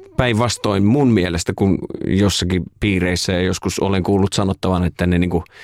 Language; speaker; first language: Finnish; native; Finnish